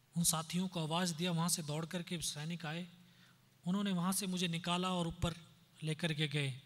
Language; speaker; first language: Hindi; native; Hindi